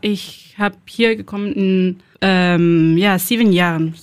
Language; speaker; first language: German; non-native, learner; Spanish